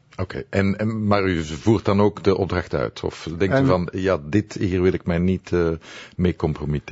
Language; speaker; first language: Dutch; native; Dutch